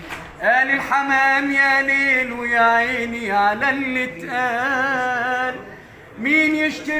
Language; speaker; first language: Arabic; native; Arabic